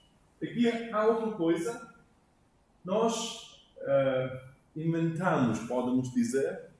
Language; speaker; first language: Portuguese; non-native, learner; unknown